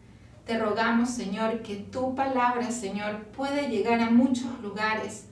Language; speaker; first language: Spanish; native; Spanish